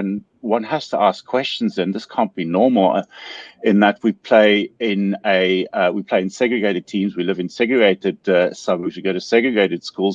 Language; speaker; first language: English; native; English